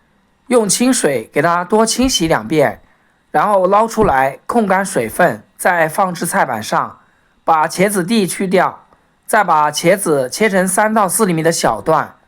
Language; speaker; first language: Chinese; native; Chinese